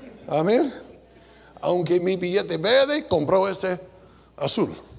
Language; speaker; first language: Spanish; non-native, fluent; English